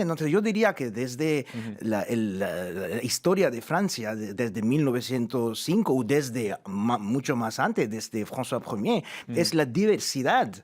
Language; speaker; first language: Spanish; non-native, fluent; French